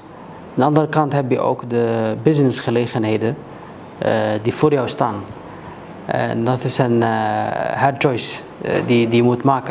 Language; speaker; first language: Dutch; early bilingual, other home language; Somali